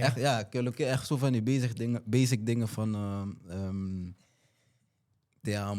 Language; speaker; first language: Dutch; early bilingual, other home language; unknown